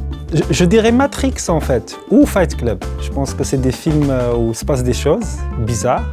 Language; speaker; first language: French; non-native, local second language; Arabic